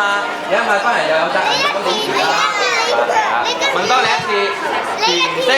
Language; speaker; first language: Cantonese; native; Cantonese